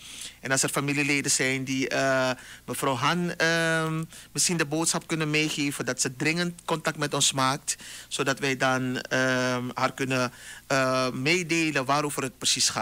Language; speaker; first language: Dutch; native; Dutch